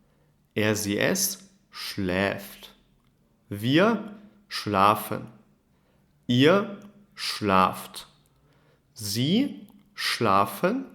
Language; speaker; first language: German; non-native, fluent; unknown